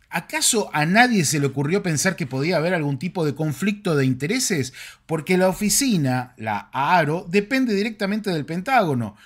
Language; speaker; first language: Spanish; native; Spanish